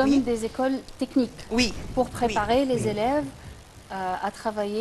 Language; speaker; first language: French; non-native, fluent; Arabic